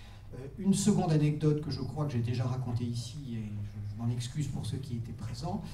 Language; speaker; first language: French; native; French